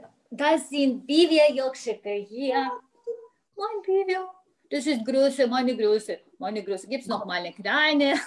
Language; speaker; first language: German; non-native, learner; Russian